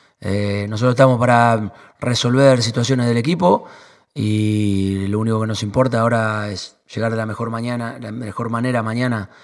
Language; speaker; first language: Spanish; native; Spanish